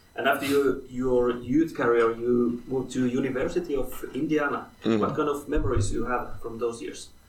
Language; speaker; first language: English; non-native, fluent; Finnish